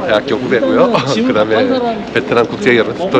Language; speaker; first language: Korean; native; Korean